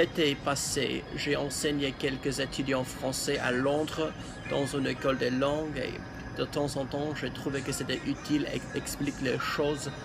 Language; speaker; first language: French; non-native, learner; English